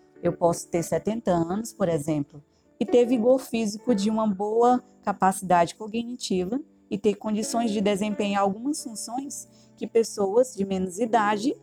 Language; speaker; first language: Portuguese; native; Portuguese